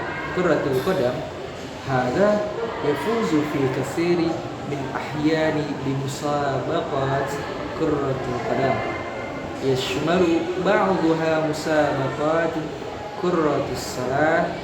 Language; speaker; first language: Arabic; non-native, learner; Indonesian